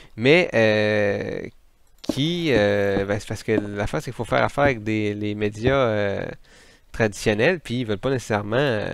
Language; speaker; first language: French; native; French